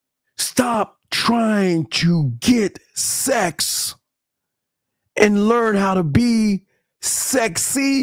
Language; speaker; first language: English; native; English